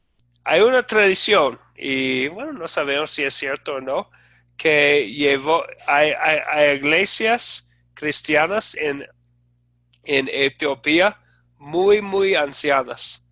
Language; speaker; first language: Spanish; non-native, fluent; English